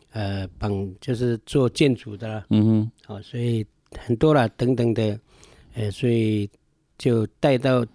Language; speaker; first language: Chinese; non-native, local second language; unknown